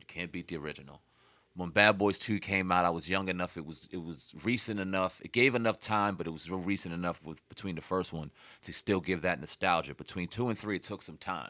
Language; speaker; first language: English; native; English